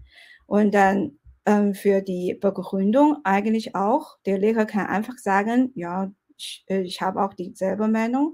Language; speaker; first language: German; non-native, fluent; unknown